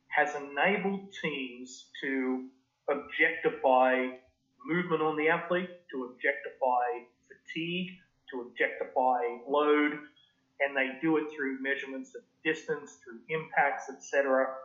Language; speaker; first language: English; native; English